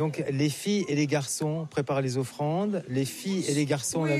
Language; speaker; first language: French; native; French